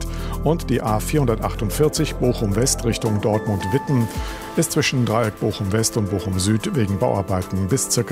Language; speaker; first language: German; native; German